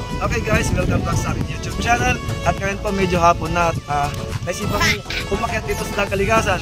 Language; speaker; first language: Filipino; non-native, local second language; Iloko